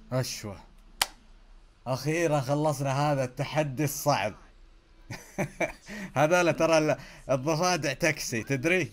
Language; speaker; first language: Arabic; native; Arabic